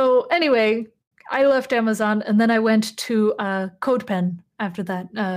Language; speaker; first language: English; native; English